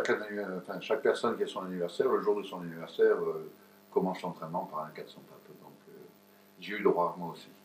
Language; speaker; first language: French; native; French